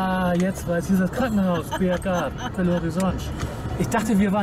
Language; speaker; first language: German; native; German